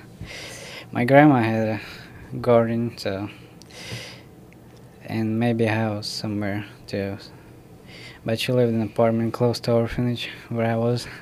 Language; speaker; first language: English; non-native, learner; Ukrainian